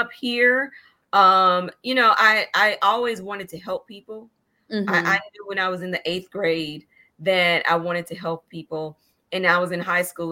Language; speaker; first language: English; native; English